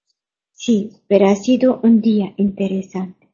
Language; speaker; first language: Spanish; non-native, learner; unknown